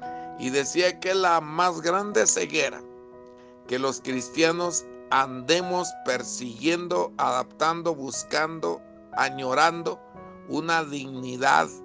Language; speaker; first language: Spanish; native; Spanish